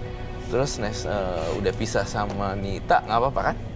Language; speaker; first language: Indonesian; native; Indonesian